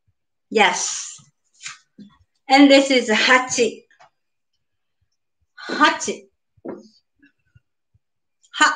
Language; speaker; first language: English; non-native, learner; Japanese